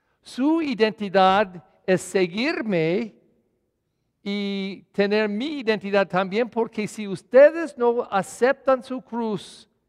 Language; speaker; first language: Spanish; non-native, fluent; English